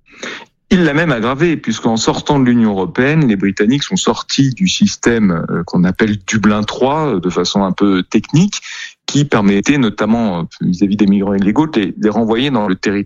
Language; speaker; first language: French; native; French